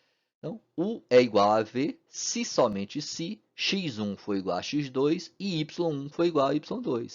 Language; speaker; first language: Portuguese; native; Portuguese